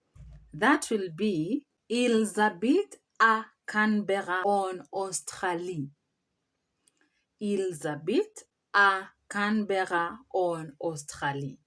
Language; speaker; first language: French; non-native, fluent; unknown